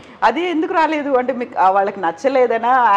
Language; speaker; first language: Telugu; native; Telugu